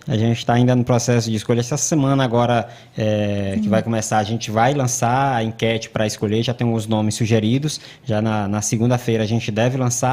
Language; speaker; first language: Portuguese; native; Portuguese